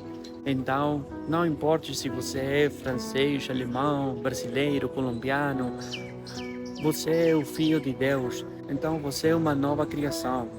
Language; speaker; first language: Portuguese; non-native, fluent; Spanish